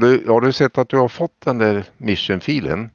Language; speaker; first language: Swedish; native; Swedish